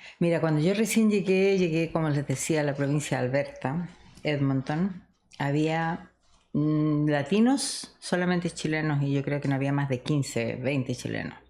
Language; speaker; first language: Spanish; native; Spanish